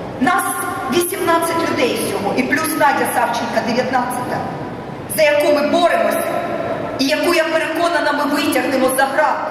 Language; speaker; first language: Ukrainian; non-native, local second language; Russian